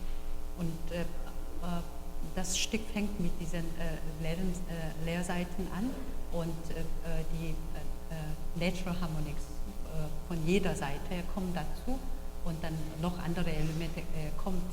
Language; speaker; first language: German; non-native, fluent; Korean